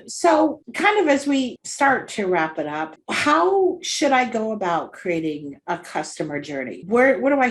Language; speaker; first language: English; native; English